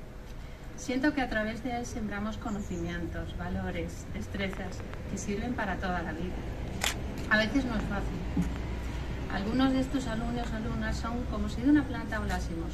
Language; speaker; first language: Spanish; native; Spanish